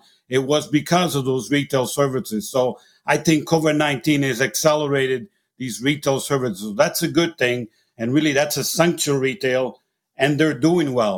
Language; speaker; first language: English; non-native, fluent; Italian